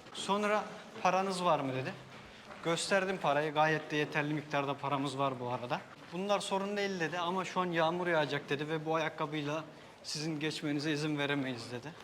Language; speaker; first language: Turkish; native; Turkish